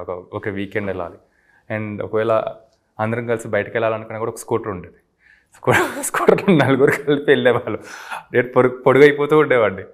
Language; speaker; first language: Telugu; native; Telugu